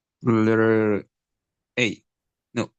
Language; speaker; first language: English; non-native, learner; Spanish